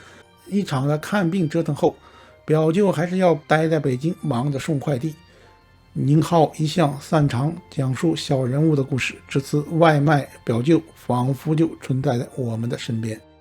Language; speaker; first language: Chinese; native; Chinese